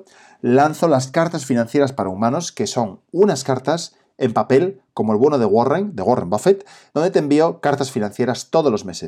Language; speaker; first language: Spanish; native; Spanish